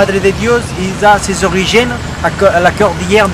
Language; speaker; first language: French; non-native, fluent; Spanish